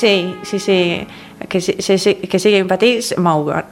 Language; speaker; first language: Catalan; non-native, fluent; English